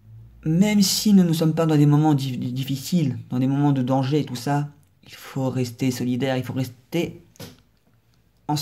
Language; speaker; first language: French; native; French